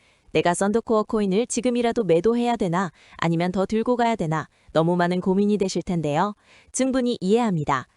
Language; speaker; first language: Korean; native; Korean